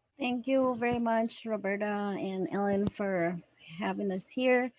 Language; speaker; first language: English; non-native, fluent; Spanish